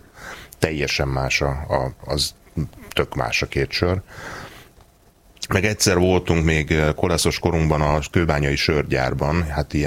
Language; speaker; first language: Hungarian; native; Hungarian